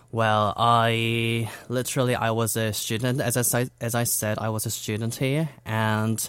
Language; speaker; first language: English; non-native, fluent; Korean